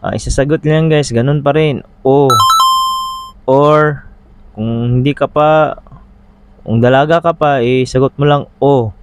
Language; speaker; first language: Filipino; non-native, local second language; Cebuano